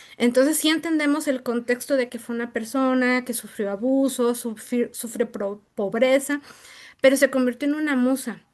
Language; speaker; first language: Spanish; native; Spanish